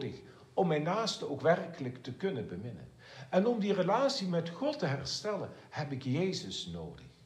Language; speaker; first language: Dutch; native; Dutch